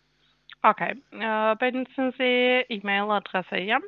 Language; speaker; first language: German; non-native, learner; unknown